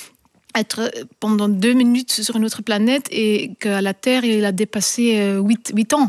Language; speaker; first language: French; non-native, fluent; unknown